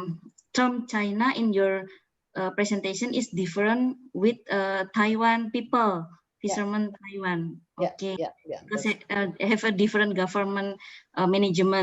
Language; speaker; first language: English; non-native, learner; Indonesian